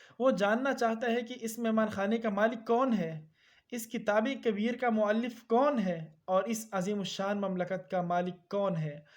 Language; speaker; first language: Urdu; native; Urdu